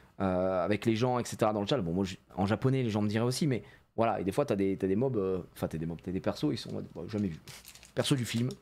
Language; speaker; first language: French; native; French